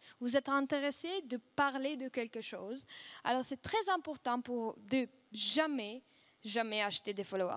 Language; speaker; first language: French; non-native, fluent; Russian